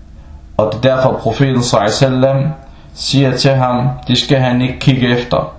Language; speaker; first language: Danish; non-native, local second language; Arabic